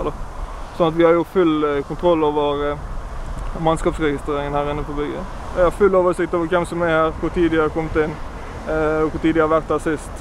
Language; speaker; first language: Norwegian; native; Norwegian